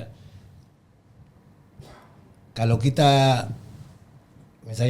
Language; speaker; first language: Indonesian; non-native, learner; Spanish